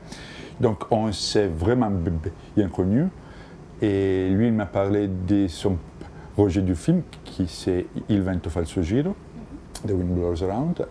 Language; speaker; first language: French; non-native, fluent; Italian